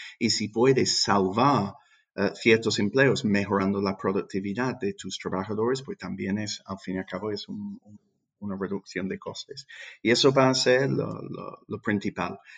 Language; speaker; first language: Spanish; non-native, fluent; English